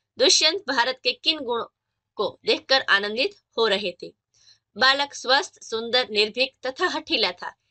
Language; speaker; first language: Hindi; non-native, local second language; Gujarati